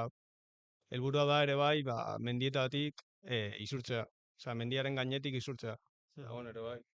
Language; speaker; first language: Basque; non-native, local second language; Spanish